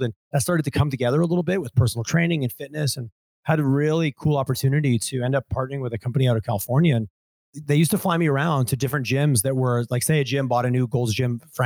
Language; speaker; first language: English; native; English